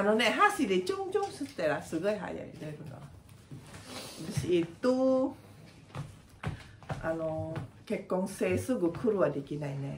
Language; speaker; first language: Japanese; non-native, learner; Indonesian